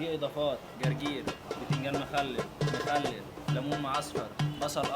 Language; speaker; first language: Arabic; native; Arabic